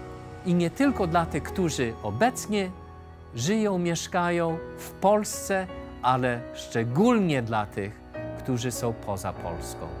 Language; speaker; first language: Polish; early bilingual, heritage; English